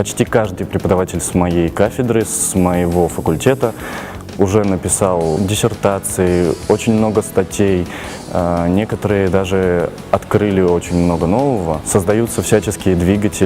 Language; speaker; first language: Russian; native; Russian